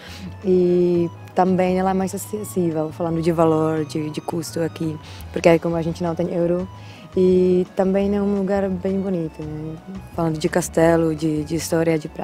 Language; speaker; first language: Portuguese; non-native, fluent; Czech